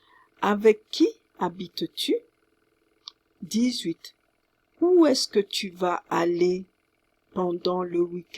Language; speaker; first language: French; non-native, fluent; English